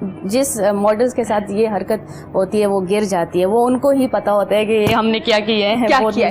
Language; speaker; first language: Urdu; non-native, local second language; Pashto